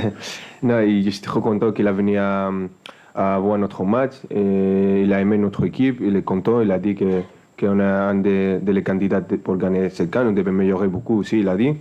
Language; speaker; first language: French; non-native, fluent; Spanish